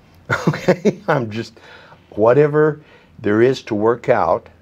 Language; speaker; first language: English; native; English